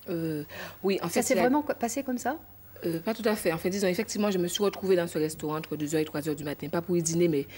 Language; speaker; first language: French; native; French